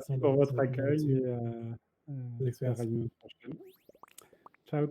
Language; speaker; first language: French; native; French